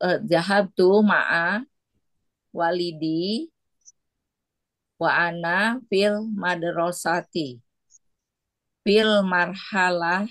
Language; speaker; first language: Arabic; non-native, learner; Indonesian